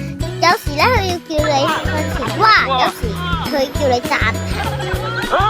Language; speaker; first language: Chinese; native; Chinese